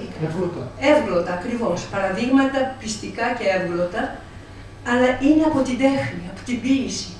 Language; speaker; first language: Greek; native; Greek